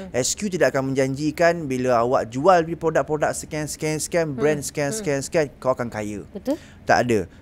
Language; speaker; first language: Malay; native; Malay